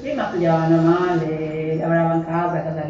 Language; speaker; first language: Italian; non-native, learner; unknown